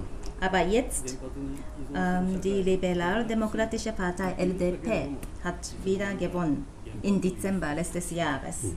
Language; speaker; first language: German; non-native, fluent; Japanese